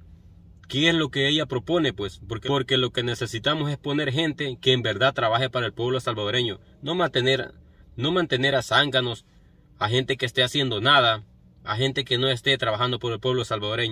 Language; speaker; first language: Spanish; native; Spanish